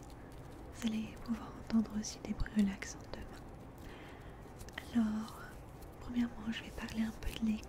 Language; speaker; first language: French; early bilingual, heritage; French